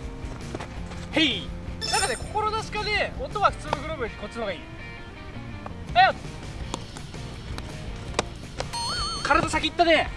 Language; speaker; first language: Japanese; native; Japanese